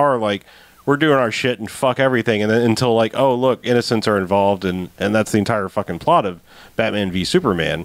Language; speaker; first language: English; native; English